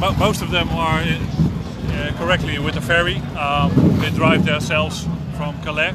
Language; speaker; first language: English; non-native, fluent; Dutch